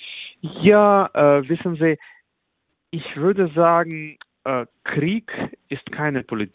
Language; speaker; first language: German; non-native, fluent; Russian